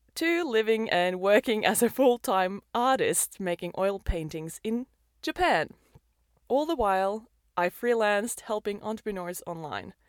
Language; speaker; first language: English; non-native, fluent; Norwegian